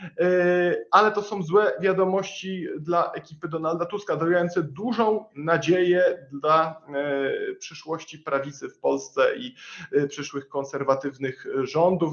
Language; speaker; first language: Polish; native; Polish